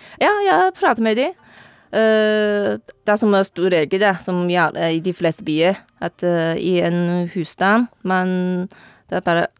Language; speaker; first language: Norwegian; non-native, learner; Chinese